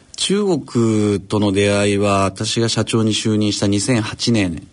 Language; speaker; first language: Japanese; native; Japanese